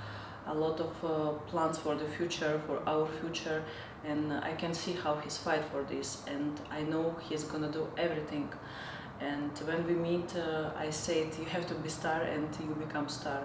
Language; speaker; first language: English; non-native, fluent; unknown